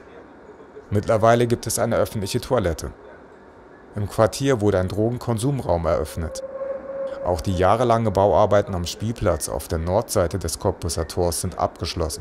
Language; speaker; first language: German; native; German